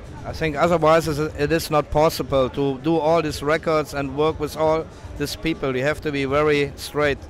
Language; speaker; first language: English; non-native, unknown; German